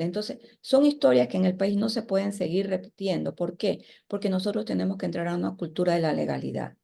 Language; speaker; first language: Spanish; native; Spanish